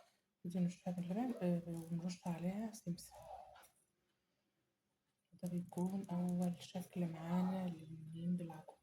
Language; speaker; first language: Arabic; native; Arabic